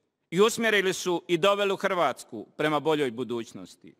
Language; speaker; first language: Bosnian; native; Bosnian